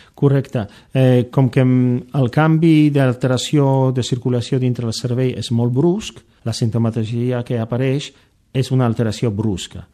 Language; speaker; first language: Catalan; non-native, fluent; Polish